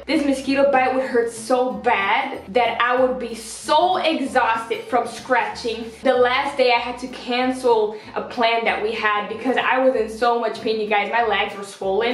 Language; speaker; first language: English; non-native, fluent; Dutch